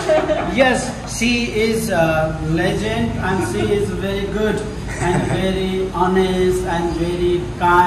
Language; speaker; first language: English; non-native, learner; Nepali